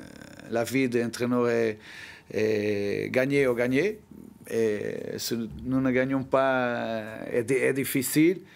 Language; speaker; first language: French; non-native, learner; Portuguese